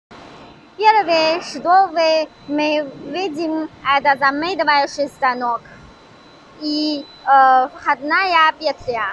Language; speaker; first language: Russian; non-native, learner; Chinese